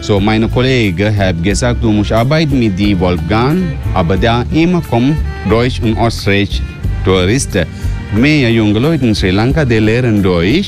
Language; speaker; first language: German; non-native, learner; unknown